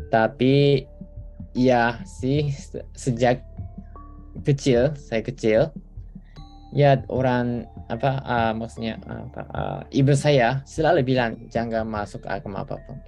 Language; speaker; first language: Indonesian; non-native, fluent; Japanese